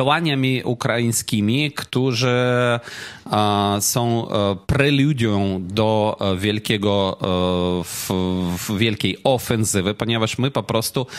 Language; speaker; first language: Polish; non-native, fluent; Ukrainian